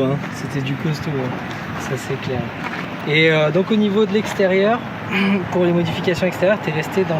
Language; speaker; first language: French; native; French